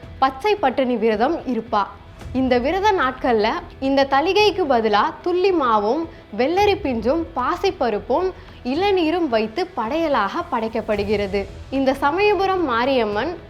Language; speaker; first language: Tamil; native; Tamil